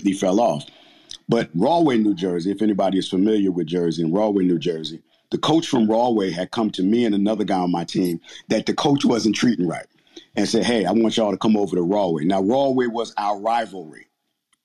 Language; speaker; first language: English; native; English